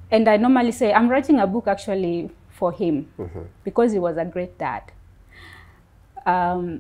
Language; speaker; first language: English; non-native, local second language; Luo (Kenya and Tanzania)